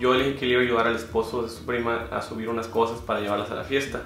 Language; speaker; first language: Spanish; native; Spanish